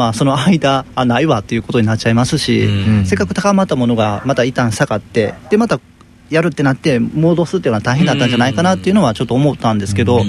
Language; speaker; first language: Japanese; native; Japanese